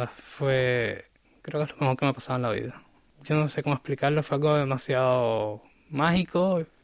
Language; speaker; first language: Spanish; native; Spanish